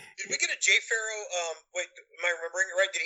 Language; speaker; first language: English; native; English